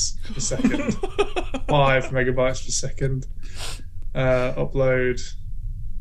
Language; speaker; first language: English; native; English